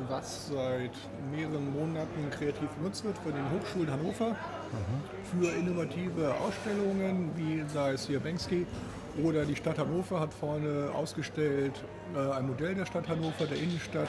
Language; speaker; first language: German; native; German